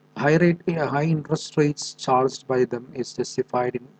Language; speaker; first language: English; non-native, local second language; Malayalam